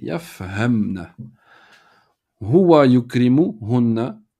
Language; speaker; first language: Arabic; non-native, fluent; French